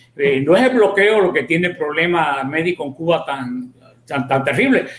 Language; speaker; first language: Spanish; native; Spanish